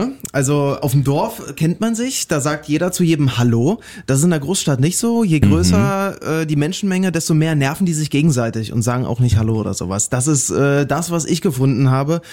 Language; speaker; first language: German; native; German